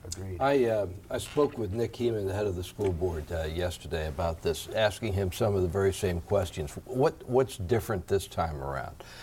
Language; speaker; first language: English; native; English